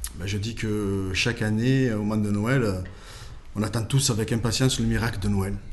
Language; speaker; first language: French; native; French